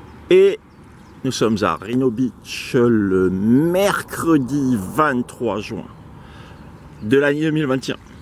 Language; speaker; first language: French; native; French